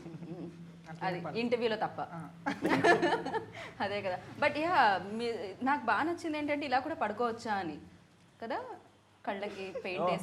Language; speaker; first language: Telugu; native; Telugu